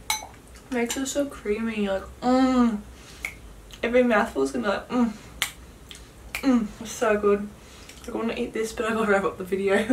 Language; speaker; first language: English; native; English